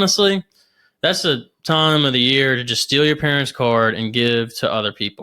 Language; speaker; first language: English; native; English